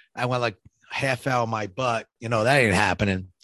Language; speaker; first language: English; native; English